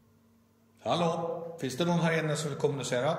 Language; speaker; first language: Swedish; native; Swedish